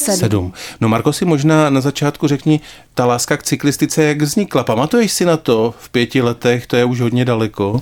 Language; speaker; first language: Czech; native; Czech